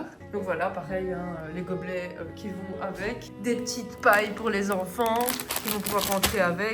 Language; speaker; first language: French; native; French